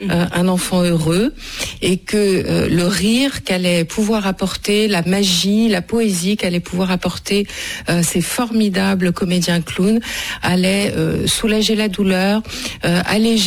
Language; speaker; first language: French; native; French